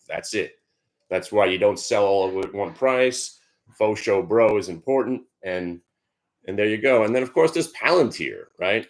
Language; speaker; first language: English; native; English